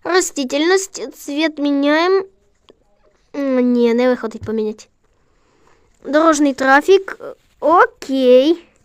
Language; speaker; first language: Russian; non-native, local second language; Ukrainian